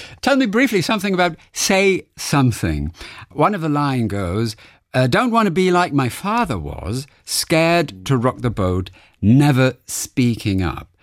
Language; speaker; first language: English; non-native, fluent; German